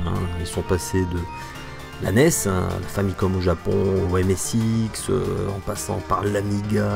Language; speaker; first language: French; native; French